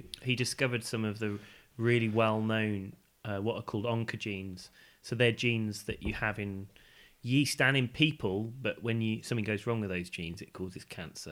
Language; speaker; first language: English; native; English